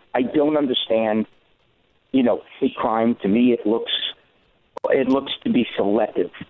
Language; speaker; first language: English; native; English